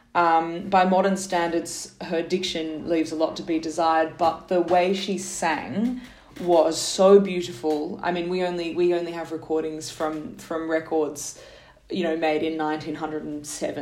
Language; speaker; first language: English; native; English